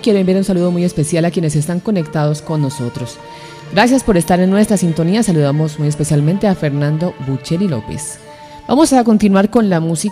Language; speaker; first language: Spanish; native; Spanish